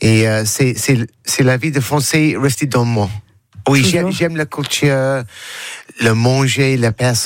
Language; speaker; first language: French; non-native, learner; English